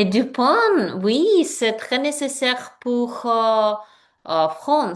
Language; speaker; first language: French; non-native, learner; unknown